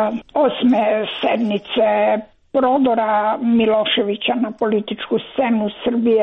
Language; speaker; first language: Croatian; native; Croatian